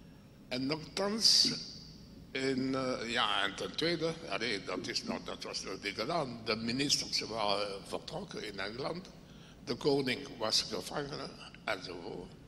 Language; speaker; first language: Dutch; non-native, local second language; French